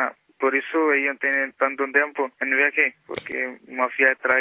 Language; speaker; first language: Spanish; non-native, local second language; Punjabi